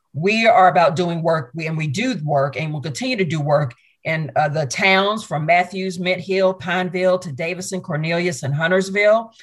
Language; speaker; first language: English; native; English